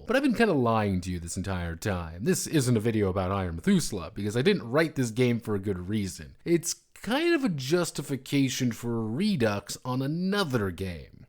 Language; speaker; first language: English; native; English